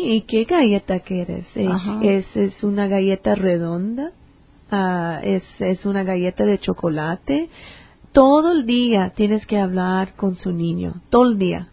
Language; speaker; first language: Spanish; early bilingual, heritage; English